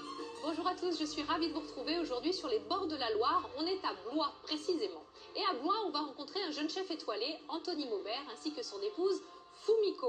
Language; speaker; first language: French; native; French